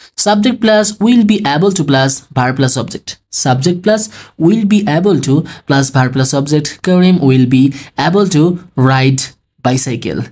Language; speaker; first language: English; non-native, learner; Bangla